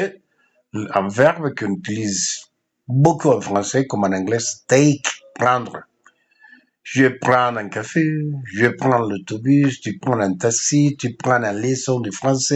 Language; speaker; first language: French; non-native, fluent; Spanish